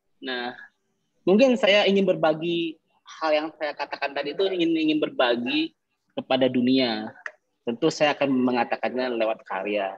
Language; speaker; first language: Indonesian; non-native, local second language; Minangkabau